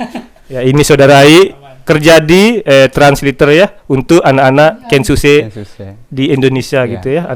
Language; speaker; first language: Indonesian; native; Indonesian